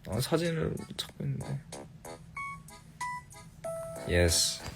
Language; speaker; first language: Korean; early bilingual, heritage; English